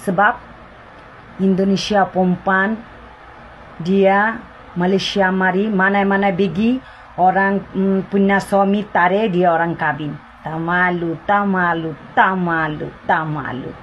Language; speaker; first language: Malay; non-native, learner; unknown